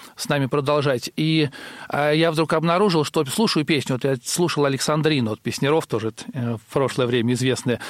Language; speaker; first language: Russian; native; Russian